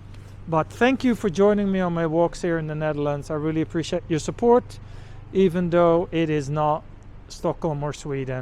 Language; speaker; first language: English; non-native, fluent; Dutch